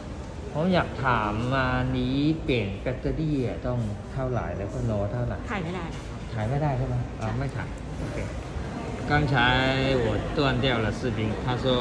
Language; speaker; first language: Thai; non-native, learner; Chinese